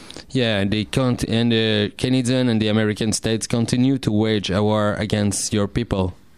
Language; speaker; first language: English; non-native, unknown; French